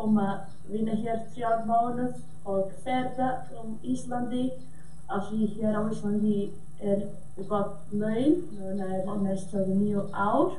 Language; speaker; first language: Icelandic; non-native, learner; Portuguese